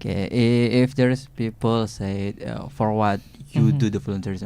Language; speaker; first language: English; non-native, learner; Indonesian